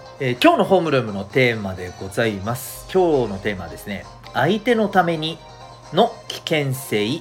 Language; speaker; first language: Japanese; native; Japanese